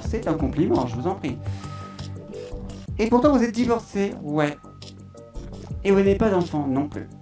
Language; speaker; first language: French; native; French